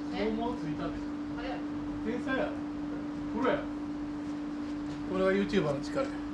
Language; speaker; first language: Japanese; native; Japanese